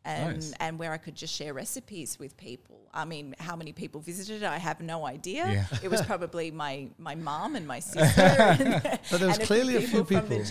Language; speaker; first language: English; native; English